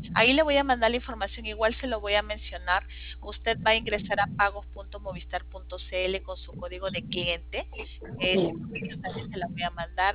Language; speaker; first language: Spanish; native; Spanish